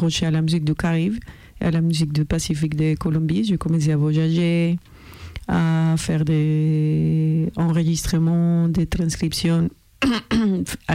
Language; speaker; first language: French; non-native, fluent; Spanish